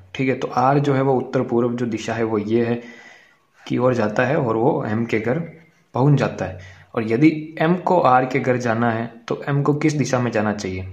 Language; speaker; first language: Hindi; native; Hindi